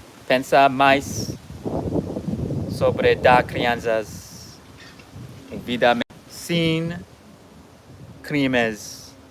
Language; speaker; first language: Portuguese; non-native, learner; English